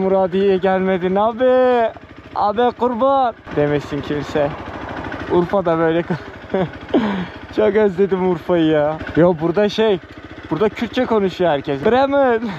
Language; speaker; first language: Turkish; native; Turkish